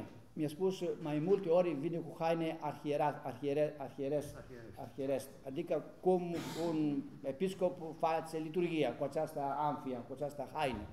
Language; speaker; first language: Romanian; non-native, learner; Greek